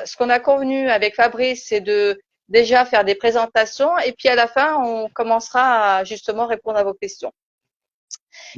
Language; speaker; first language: French; native; French